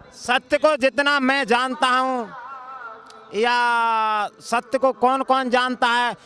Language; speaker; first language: Hindi; native; Hindi